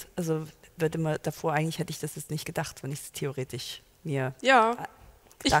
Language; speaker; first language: German; native; German